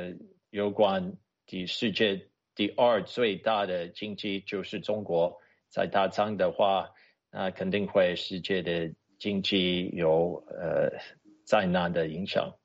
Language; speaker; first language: Chinese; non-native, fluent; English